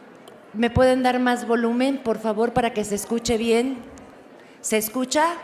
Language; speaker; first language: Spanish; native; Spanish